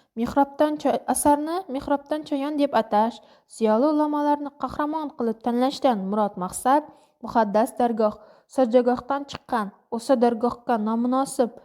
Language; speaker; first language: Uzbek; non-native, local second language; Kara-Kalpak